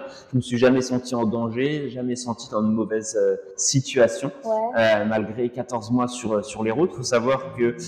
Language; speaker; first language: French; native; French